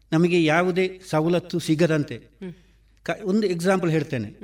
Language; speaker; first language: Kannada; native; Kannada